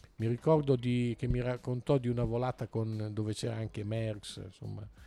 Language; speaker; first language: Italian; native; Italian